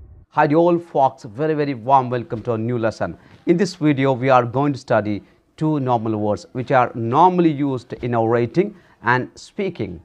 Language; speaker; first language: English; non-native, local second language; Malayalam